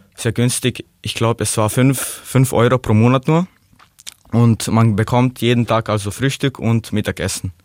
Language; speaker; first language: German; non-native, learner; Slovenian